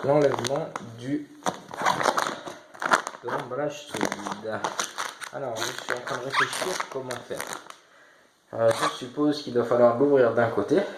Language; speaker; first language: French; native; French